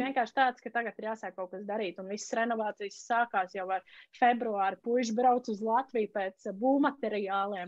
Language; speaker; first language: Latvian; native; Latvian